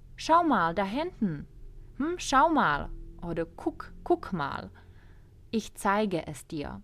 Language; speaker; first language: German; non-native, fluent; Czech